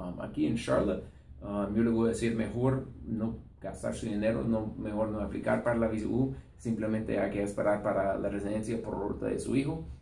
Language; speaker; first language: Spanish; non-native, fluent; English